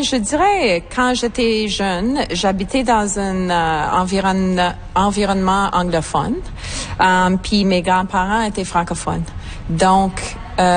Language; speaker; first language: French; native; French